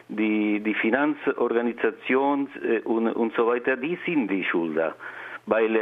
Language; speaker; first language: German; non-native, learner; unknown